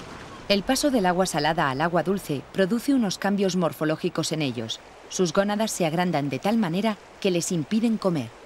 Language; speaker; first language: Spanish; native; Spanish